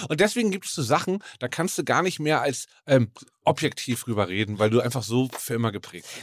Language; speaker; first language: German; native; German